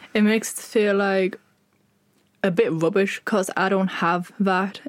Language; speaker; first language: English; native; English